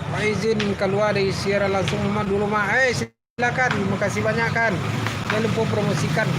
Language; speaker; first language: Indonesian; non-native, local second language; Minangkabau